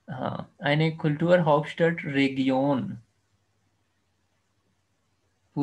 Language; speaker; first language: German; non-native, fluent; Urdu